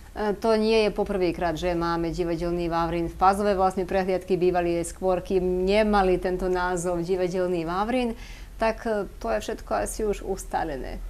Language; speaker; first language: Slovak; native; Slovak